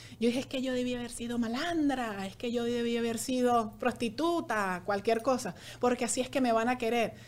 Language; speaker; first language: Spanish; native; Spanish